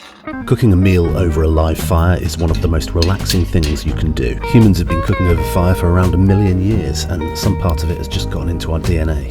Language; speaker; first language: English; native; English